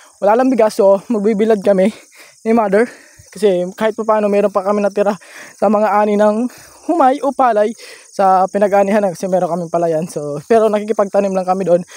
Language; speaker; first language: Filipino; non-native, local second language; Masbatenyo